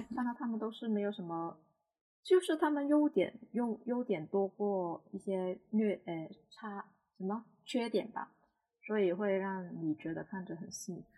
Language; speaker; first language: Chinese; non-native, local second language; Cantonese